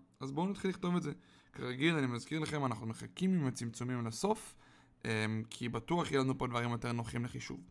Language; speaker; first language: Hebrew; native; Hebrew